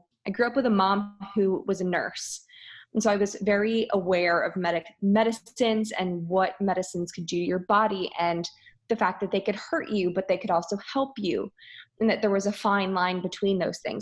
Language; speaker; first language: English; native; English